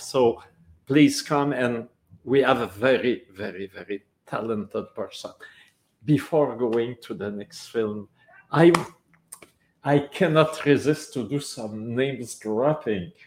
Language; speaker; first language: English; non-native, local second language; French